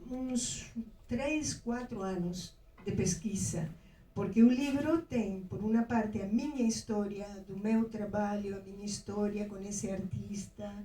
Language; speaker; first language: Portuguese; non-native, fluent; Spanish